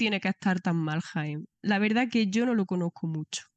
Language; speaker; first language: Spanish; native; Spanish